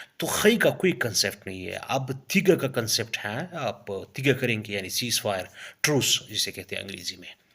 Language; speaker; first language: Urdu; non-native, local second language; Pashto